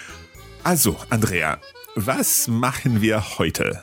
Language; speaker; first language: German; non-native, learner; English